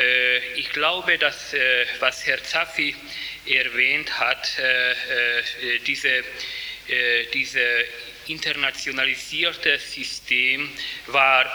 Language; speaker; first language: German; non-native, fluent; Hungarian